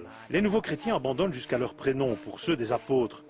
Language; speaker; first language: French; native; French